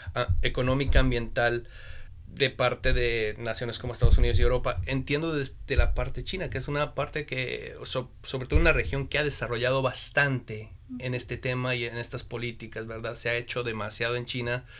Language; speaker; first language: Spanish; native; Spanish